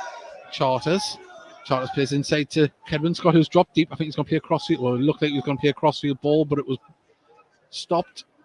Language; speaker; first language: English; native; English